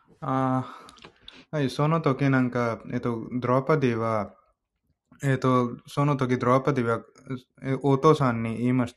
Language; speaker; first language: Japanese; non-native, learner; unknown